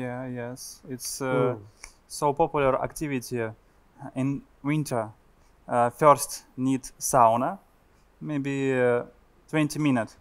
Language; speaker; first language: English; non-native, learner; Russian